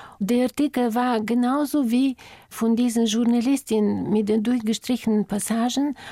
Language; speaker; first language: German; non-native, fluent; Bulgarian